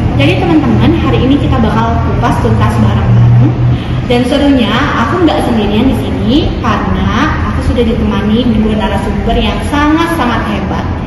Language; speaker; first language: Indonesian; native; Indonesian